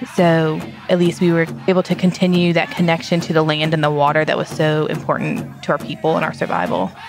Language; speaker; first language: English; native; English